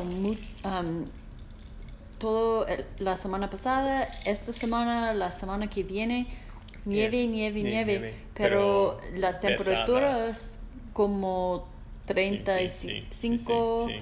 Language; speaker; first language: Spanish; non-native, learner; English